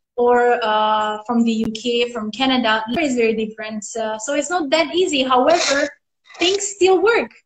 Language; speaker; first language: English; non-native, fluent; Armenian